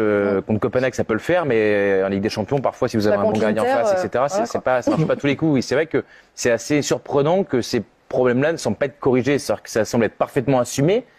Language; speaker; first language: French; native; French